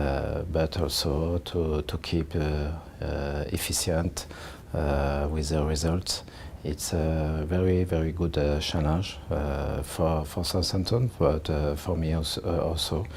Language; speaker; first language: English; non-native, learner; French